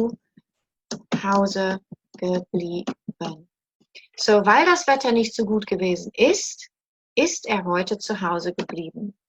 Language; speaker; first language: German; non-native, fluent; English